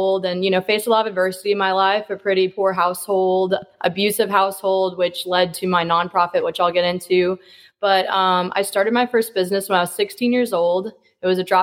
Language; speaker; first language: English; native; English